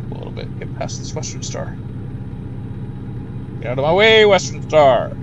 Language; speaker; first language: English; native; English